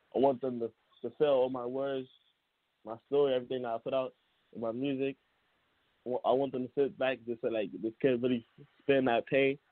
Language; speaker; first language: English; native; English